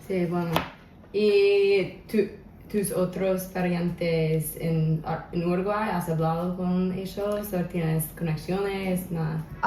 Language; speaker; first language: Spanish; non-native, local second language; English